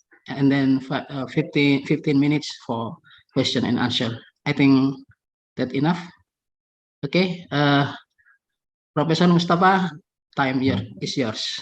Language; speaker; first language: English; non-native, fluent; Indonesian